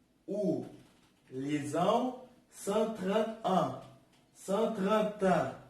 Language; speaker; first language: French; non-native, learner; Portuguese